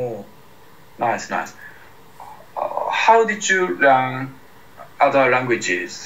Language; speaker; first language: English; non-native, learner; Japanese